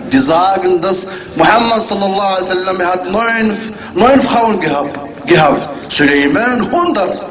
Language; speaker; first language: German; non-native, learner; Arabic